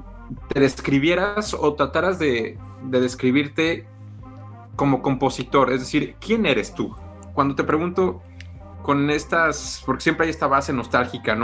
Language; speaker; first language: Spanish; native; Spanish